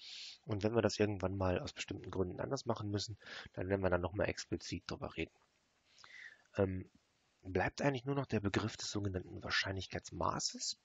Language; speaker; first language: German; native; German